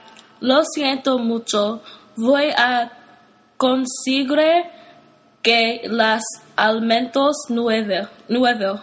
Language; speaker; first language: Spanish; non-native, learner; English